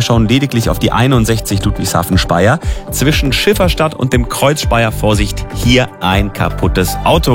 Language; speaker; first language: German; native; German